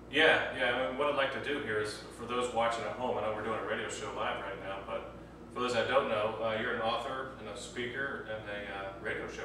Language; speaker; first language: English; native; English